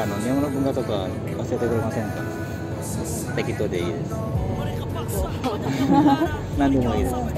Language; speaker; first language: Japanese; non-native, fluent; Indonesian